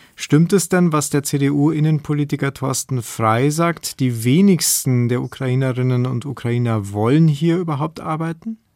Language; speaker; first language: German; native; German